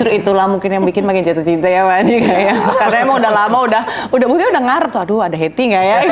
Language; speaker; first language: Indonesian; native; Indonesian